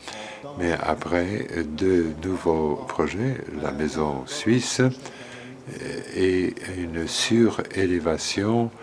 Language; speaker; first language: French; non-native, fluent; Polish